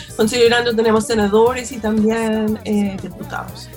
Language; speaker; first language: Spanish; non-native, fluent; English